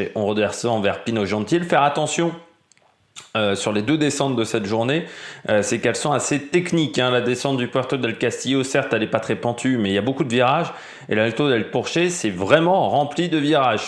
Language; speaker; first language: French; native; French